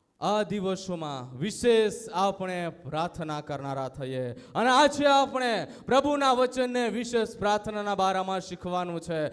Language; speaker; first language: Gujarati; native; Gujarati